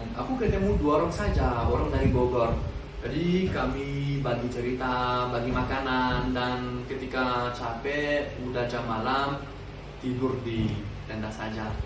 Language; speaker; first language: Indonesian; non-native, learner; French